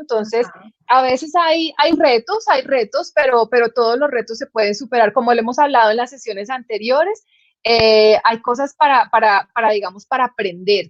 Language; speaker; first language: Spanish; native; Spanish